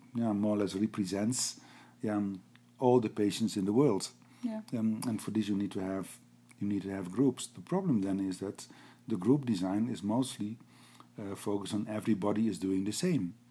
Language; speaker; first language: English; non-native, fluent; Dutch